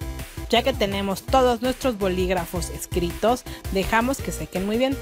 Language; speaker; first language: Spanish; native; Spanish